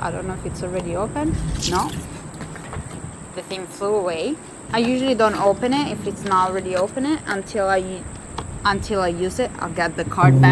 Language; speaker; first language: English; non-native, fluent; Italian